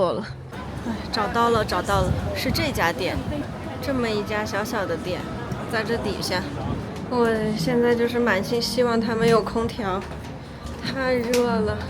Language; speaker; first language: Chinese; native; Chinese